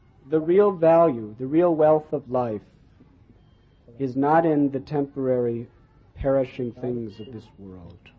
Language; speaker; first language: English; native; English